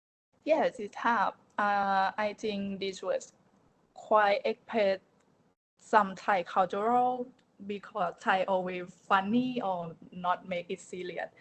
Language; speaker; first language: English; non-native, learner; Thai